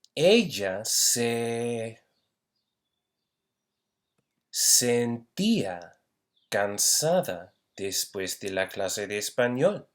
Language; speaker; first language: Spanish; non-native, fluent; English